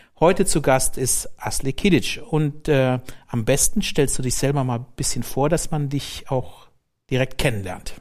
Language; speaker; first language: German; native; German